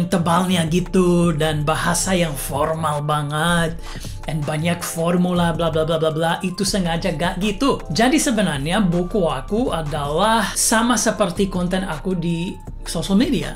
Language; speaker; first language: Indonesian; non-native, fluent; English